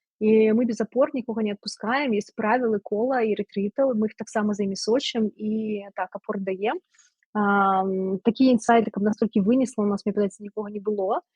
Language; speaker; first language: Belarusian; non-native, local second language; Russian